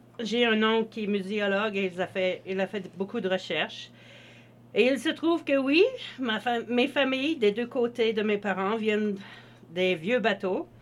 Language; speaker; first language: French; native; French